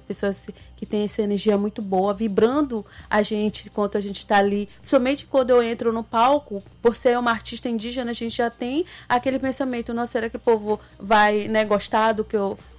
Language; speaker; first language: Portuguese; non-native, local second language; Ticuna